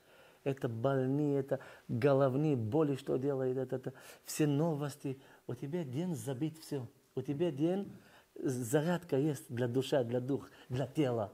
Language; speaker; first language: Russian; early bilingual, heritage; Russian